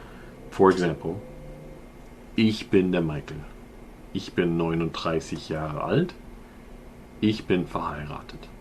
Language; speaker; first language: German; non-native, fluent; English